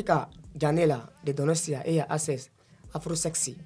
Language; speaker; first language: Spanish; non-native, fluent; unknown